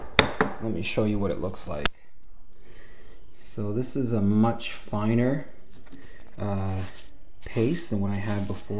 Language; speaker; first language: English; native; English